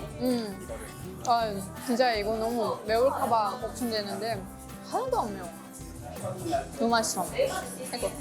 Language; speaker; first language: Korean; non-native, fluent; Russian